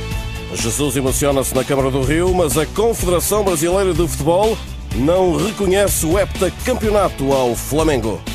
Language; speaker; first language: Portuguese; native; Portuguese